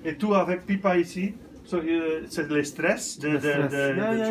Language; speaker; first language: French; non-native, learner; Dutch